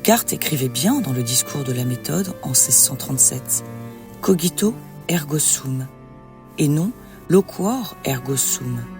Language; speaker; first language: French; native; French